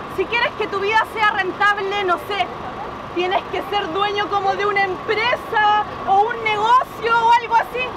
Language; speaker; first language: Spanish; native; Spanish